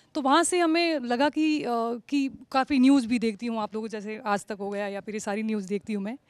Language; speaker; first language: Hindi; native; Hindi